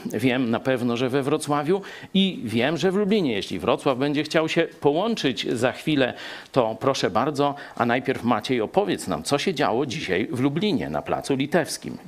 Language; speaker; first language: Polish; native; Polish